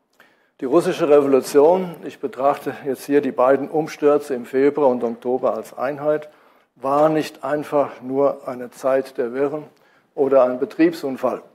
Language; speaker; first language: German; native; German